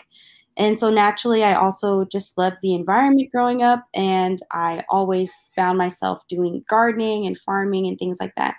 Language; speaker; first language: English; native; English